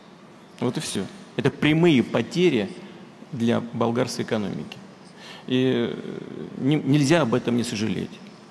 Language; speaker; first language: Russian; native; Russian